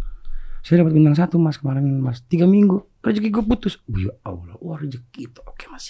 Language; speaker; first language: Indonesian; native; Indonesian